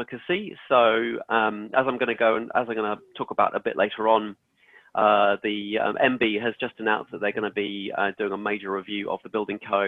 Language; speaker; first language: English; native; English